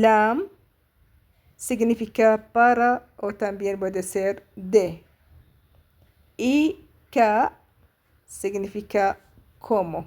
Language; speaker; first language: Spanish; non-native, fluent; Arabic